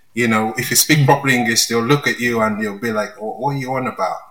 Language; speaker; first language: English; non-native, local second language; Yoruba